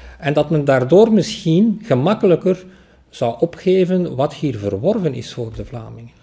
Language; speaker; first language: Dutch; native; Dutch